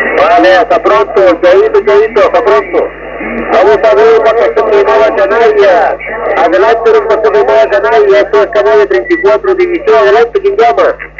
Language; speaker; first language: Spanish; native; Spanish